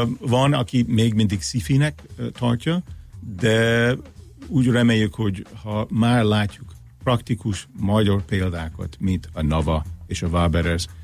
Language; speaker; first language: Hungarian; non-native, fluent; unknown